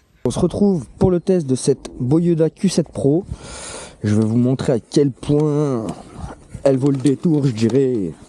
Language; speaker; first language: French; native; French